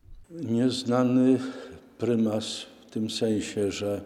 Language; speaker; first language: Polish; native; Polish